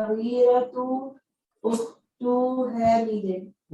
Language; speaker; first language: Arabic; non-native, learner; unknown